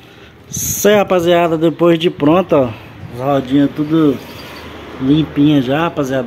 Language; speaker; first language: Portuguese; native; Portuguese